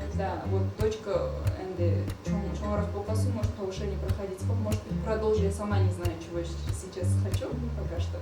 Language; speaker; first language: Russian; non-native, local second language; Uyghur